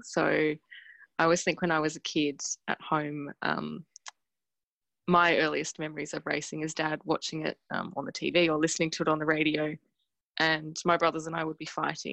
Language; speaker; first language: English; native; English